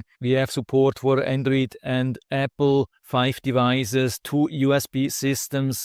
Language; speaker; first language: English; non-native, fluent; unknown